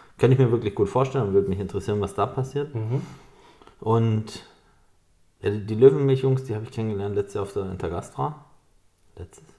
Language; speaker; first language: German; native; German